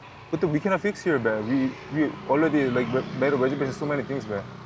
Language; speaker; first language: English; non-native, learner; Korean